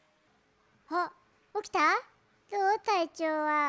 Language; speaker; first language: Japanese; native; Japanese